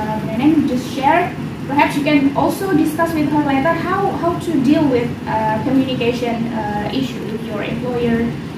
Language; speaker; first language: English; non-native, fluent; Indonesian